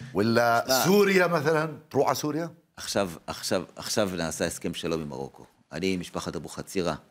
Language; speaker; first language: Hebrew; native; Hebrew